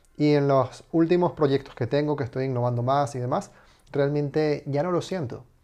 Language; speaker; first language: Spanish; native; Spanish